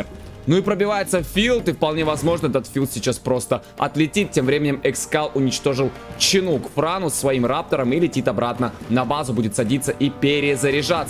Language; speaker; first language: Russian; native; Russian